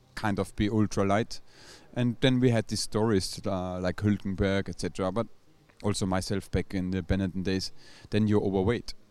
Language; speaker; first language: English; non-native, fluent; German